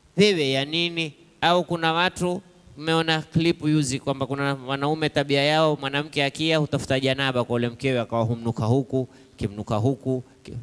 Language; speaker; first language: Swahili; native; Swahili